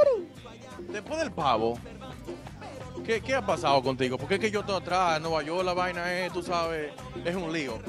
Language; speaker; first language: Spanish; native; Spanish